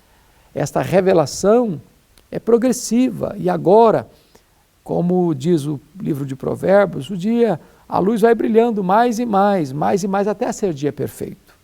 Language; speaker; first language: Portuguese; native; Portuguese